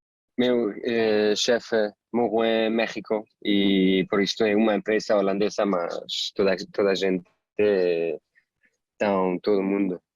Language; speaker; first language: Portuguese; non-native, fluent; German